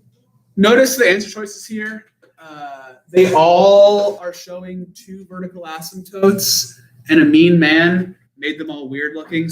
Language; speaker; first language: English; native; English